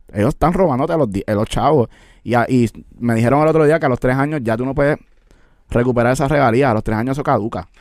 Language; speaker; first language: Spanish; native; Spanish